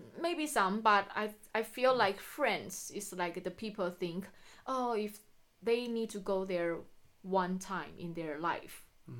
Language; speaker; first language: English; non-native, fluent; Chinese